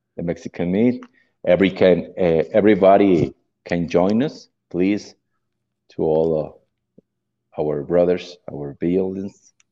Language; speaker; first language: English; non-native, learner; Spanish